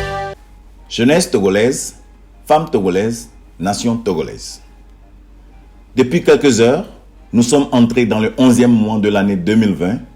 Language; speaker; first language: French; native; French